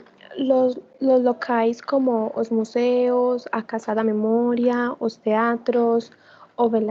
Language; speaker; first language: Portuguese; non-native, learner; Spanish